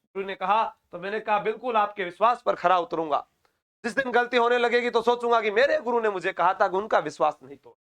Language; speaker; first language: Hindi; native; Hindi